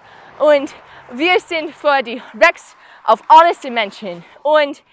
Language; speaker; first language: German; non-native, learner; English